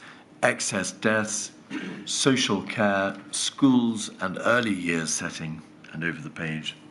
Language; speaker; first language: English; native; English